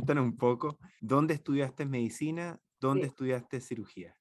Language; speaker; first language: Spanish; native; Spanish